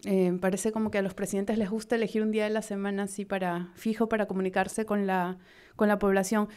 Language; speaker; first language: Spanish; native; Spanish